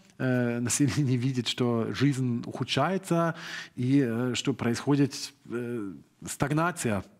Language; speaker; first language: Russian; non-native, fluent; German